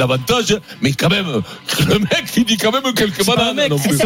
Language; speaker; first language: French; native; French